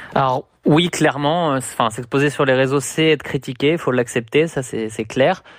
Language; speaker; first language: French; native; French